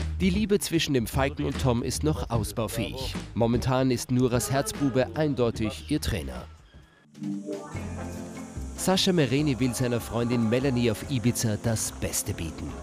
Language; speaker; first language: German; native; German